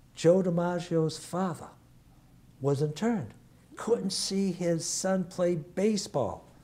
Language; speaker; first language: English; early bilingual, other home language; Italian